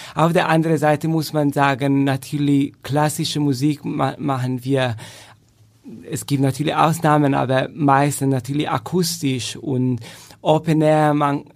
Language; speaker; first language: German; non-native, fluent; Italian